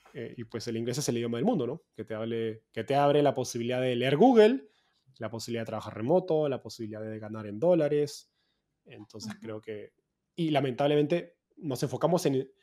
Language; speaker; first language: Spanish; native; Spanish